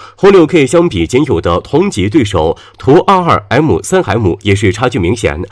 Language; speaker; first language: Chinese; native; Chinese